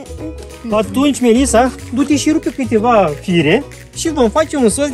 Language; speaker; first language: Romanian; native; Romanian